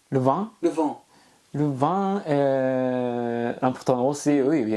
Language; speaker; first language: French; non-native, learner; Japanese